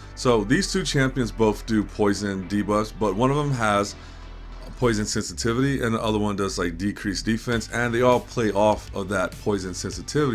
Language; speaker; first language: English; native; English